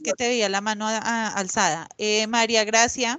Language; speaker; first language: Spanish; native; Spanish